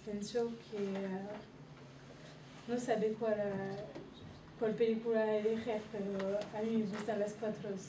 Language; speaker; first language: Spanish; non-native, learner; French